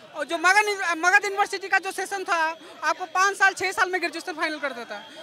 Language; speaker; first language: Hindi; native; Hindi